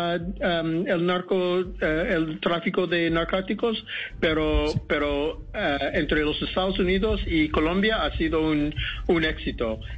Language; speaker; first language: Spanish; non-native, fluent; English